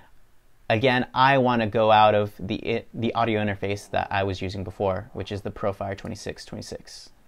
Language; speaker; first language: English; native; English